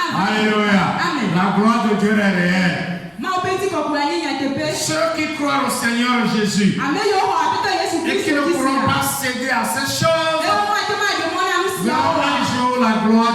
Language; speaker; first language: French; non-native, local second language; Ewe